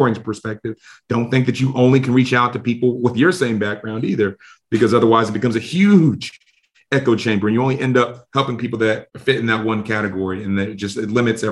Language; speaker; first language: English; native; English